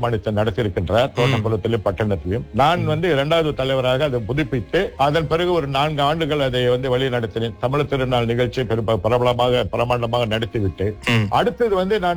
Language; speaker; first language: Tamil; early bilingual, heritage; Tamil